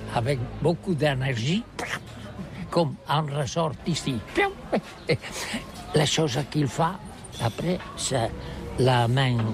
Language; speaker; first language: French; non-native, learner; Catalan